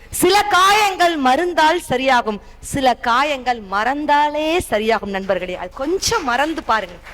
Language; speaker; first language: Tamil; native; Tamil